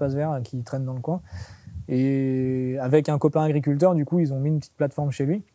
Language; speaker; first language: French; native; French